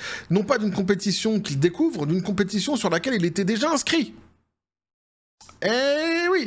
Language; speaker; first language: French; native; French